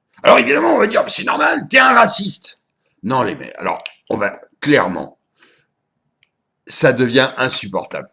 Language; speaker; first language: French; native; French